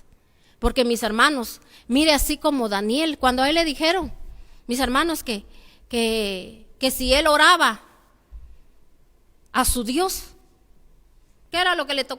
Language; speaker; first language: Spanish; native; Spanish